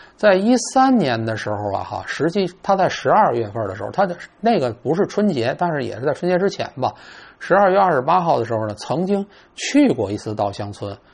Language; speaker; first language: Chinese; native; Chinese